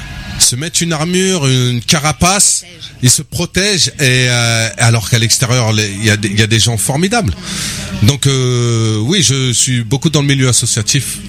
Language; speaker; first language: French; native; French